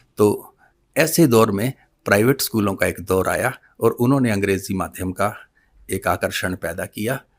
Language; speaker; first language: Hindi; non-native, local second language; Punjabi